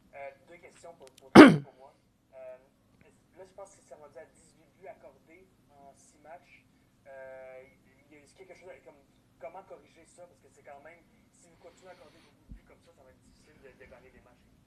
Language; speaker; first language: French; native; French